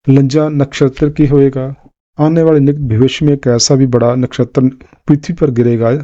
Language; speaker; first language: Hindi; non-native, local second language; Punjabi